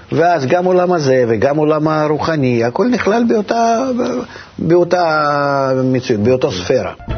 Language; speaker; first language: Hebrew; non-native, fluent; Russian